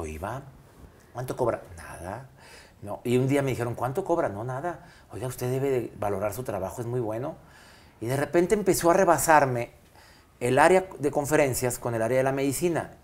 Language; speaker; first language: Spanish; native; Spanish